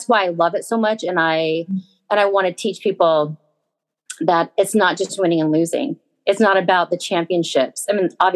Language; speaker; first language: English; native; English